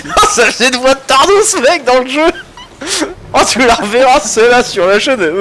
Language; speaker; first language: French; native; French